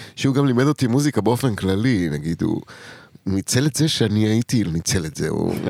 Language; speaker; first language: Hebrew; native; Hebrew